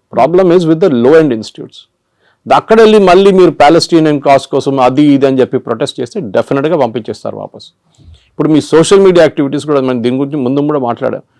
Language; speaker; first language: Telugu; non-native, local second language; Malayalam